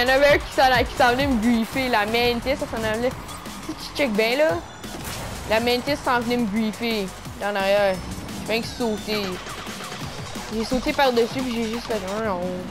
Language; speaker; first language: French; native; French